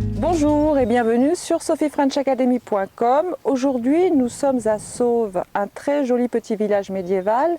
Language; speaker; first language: French; native; French